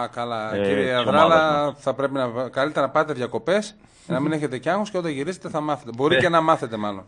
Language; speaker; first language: Greek; native; Greek